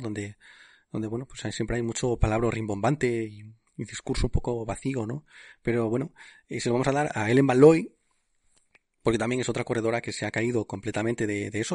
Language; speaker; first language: Spanish; native; Spanish